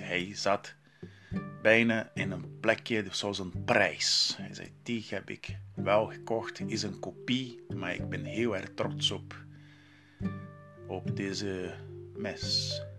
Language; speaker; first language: Dutch; non-native, learner; Portuguese